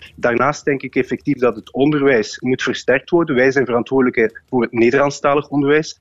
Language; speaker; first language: Dutch; native; Dutch